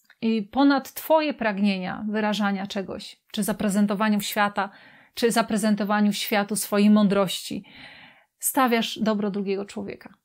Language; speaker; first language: Polish; native; Polish